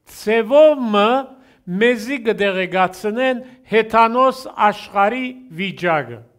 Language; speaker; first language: Armenian; early bilingual, heritage; Armenian